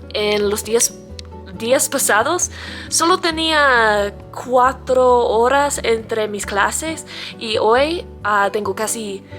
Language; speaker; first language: Spanish; non-native, learner; English